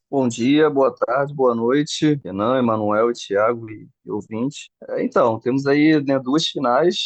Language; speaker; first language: Portuguese; native; Portuguese